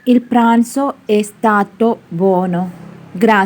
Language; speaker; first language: Italian; non-native, learner; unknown